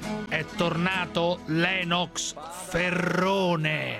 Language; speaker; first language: Italian; native; Italian